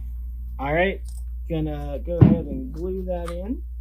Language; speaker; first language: English; native; English